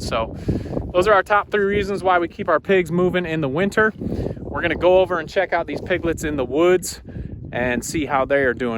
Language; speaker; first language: English; native; English